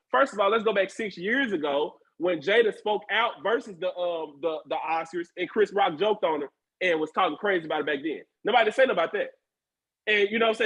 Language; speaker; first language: English; native; English